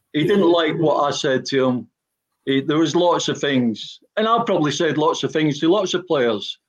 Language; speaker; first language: English; native; English